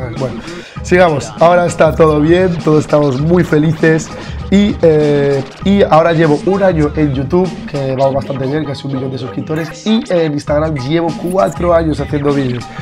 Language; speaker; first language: Spanish; early bilingual, other home language; Arabic